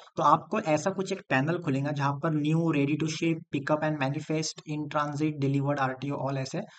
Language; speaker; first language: Hindi; non-native, local second language; Marathi